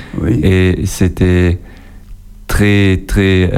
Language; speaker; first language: French; non-native, learner; German